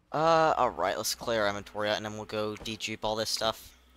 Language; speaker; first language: English; native; English